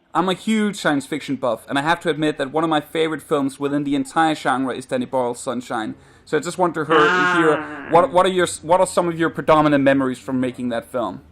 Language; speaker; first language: English; non-native, fluent; Danish